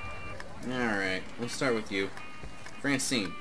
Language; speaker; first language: English; native; English